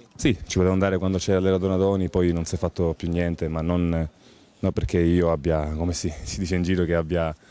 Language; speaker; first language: Italian; native; Italian